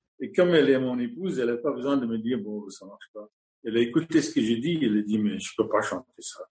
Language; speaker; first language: French; non-native, fluent; English